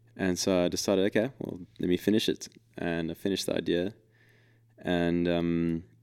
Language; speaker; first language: English; native; English